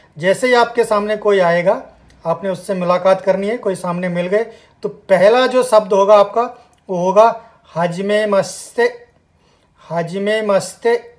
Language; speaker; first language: Hindi; native; Hindi